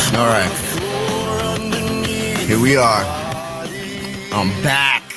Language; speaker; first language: English; native; English